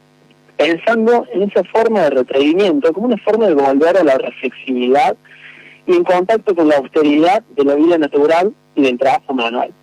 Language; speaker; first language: Spanish; native; Spanish